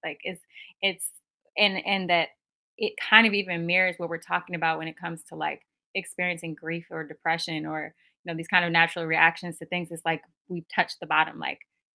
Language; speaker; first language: English; native; English